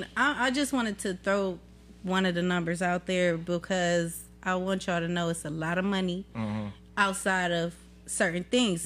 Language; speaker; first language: English; native; English